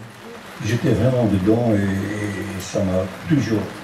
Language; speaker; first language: French; non-native, local second language; Dutch